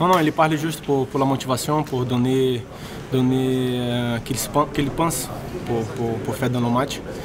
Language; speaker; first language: French; non-native, learner; Portuguese